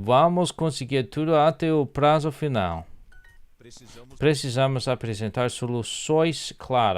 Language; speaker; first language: Portuguese; non-native, learner; English